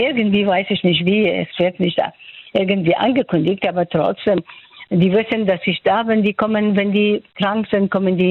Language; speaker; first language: German; non-native, fluent; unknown